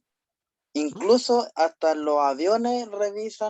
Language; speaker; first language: Spanish; native; Spanish